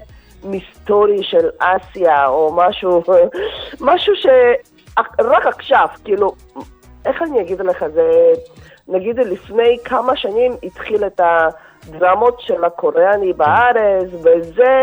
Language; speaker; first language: Hebrew; non-native, fluent; Korean